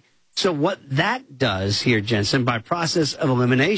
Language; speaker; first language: English; native; English